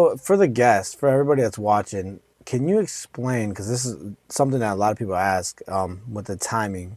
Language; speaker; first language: English; native; English